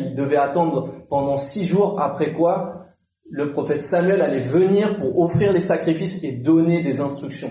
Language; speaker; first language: French; native; French